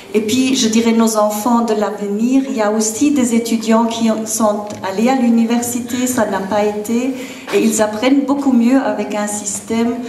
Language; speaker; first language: French; non-native, fluent; German